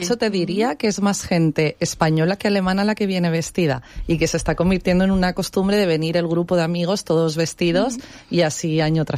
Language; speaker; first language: Spanish; native; Spanish